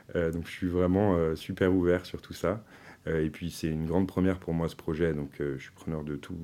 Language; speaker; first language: French; native; French